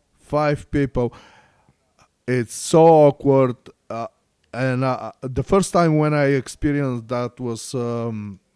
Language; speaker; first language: English; non-native, learner; Bulgarian